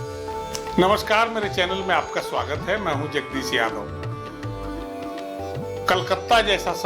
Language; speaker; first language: Hindi; native; Hindi